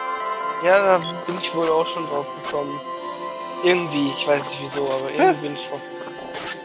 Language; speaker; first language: German; native; German